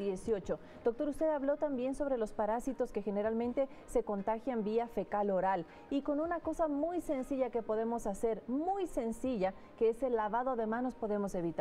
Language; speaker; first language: Spanish; native; Spanish